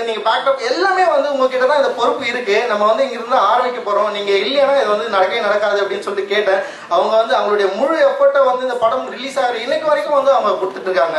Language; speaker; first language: Tamil; native; Tamil